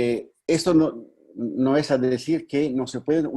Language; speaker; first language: Spanish; non-native, fluent; Italian